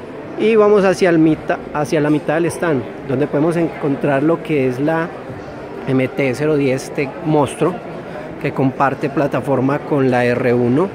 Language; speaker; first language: Spanish; native; Spanish